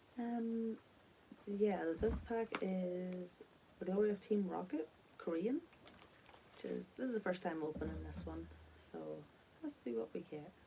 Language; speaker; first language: English; native; English